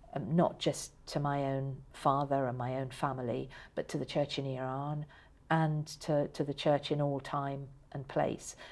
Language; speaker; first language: English; early bilingual, other home language; Persian